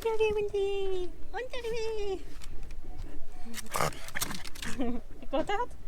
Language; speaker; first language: French; native; French